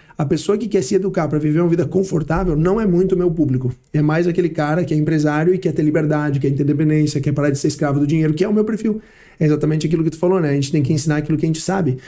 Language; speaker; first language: Portuguese; early bilingual, heritage; Portuguese